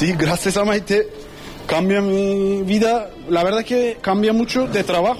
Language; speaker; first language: Spanish; non-native, learner; Turkish